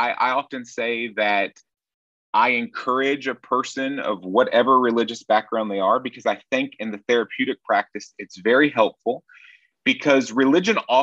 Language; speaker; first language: English; native; English